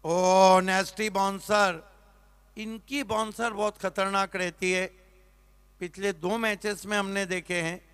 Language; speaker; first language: Hindi; non-native, local second language; Marathi